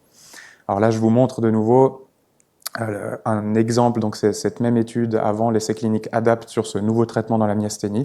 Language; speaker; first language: French; native; French